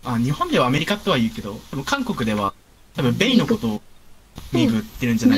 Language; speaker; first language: Japanese; native; Japanese